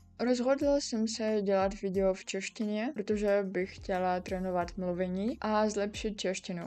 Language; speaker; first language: Czech; non-native, learner; Portuguese